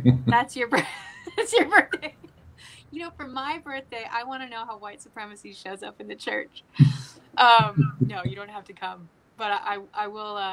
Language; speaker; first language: English; native; English